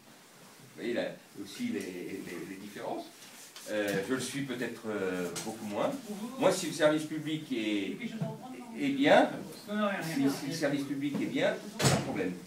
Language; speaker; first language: French; native; French